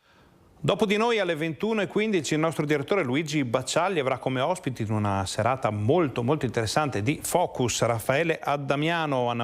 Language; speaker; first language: Italian; native; Italian